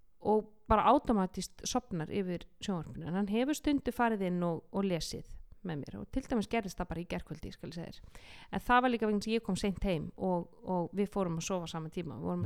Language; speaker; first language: Icelandic; native; Icelandic